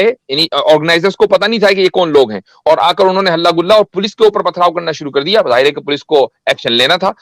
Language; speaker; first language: Hindi; native; Hindi